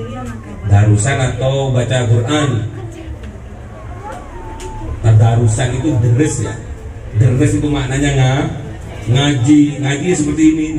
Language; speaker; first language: Indonesian; non-native, local second language; Javanese